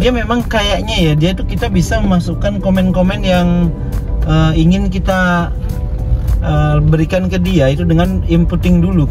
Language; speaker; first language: Indonesian; native; Indonesian